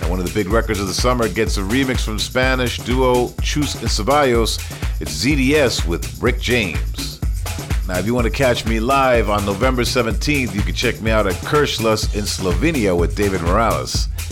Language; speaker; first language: English; native; English